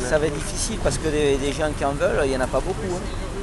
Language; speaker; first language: French; native; French